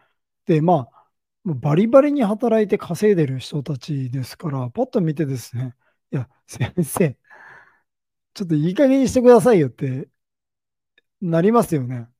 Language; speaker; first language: Japanese; native; Japanese